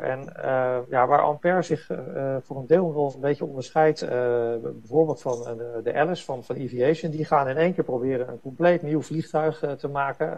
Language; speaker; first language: Dutch; native; Dutch